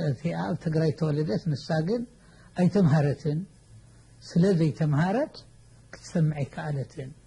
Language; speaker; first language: Tigrinya; native; Tigrinya